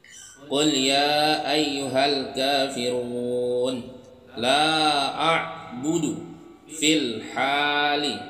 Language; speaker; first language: Arabic; non-native, fluent; Indonesian